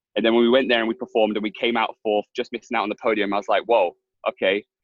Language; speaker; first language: English; native; English